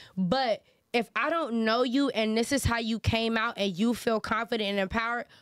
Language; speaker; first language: English; native; English